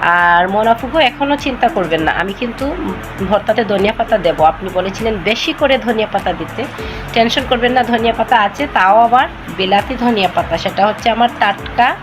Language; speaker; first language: Bangla; native; Bangla